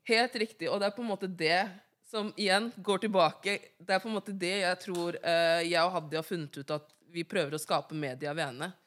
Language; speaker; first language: Norwegian; early bilingual, other home language; Wolof